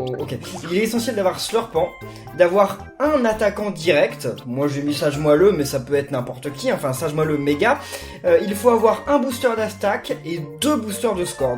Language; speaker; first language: French; native; French